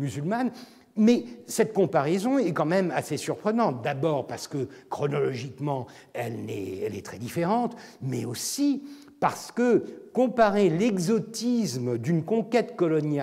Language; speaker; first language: French; non-native, fluent; Turkish